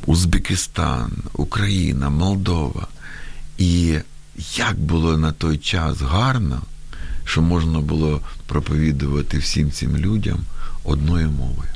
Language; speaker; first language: Ukrainian; non-native, local second language; Russian